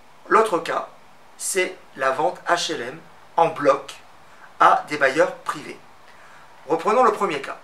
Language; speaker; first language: French; native; French